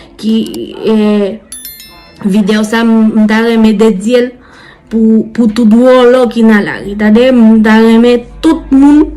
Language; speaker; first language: Haitian Creole; non-native, learner; Spanish